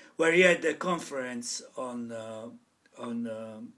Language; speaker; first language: English; non-native, fluent; Italian